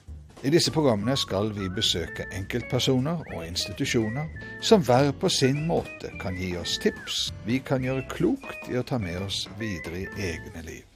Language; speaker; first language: Norwegian; native; Norwegian